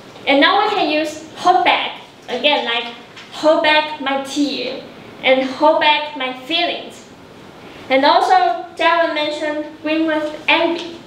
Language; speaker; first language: English; non-native, fluent; Chinese